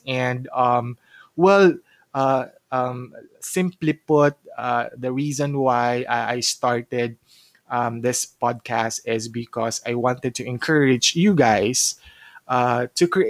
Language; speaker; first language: English; non-native, local second language; Cebuano